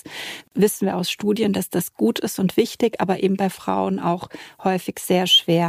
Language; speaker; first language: German; native; German